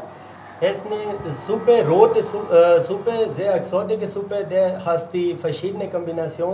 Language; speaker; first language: German; non-native, learner; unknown